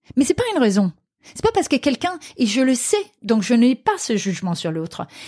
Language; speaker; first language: French; non-native, fluent; Danish